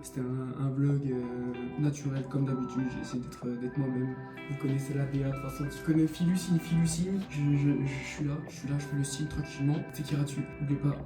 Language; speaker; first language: French; native; French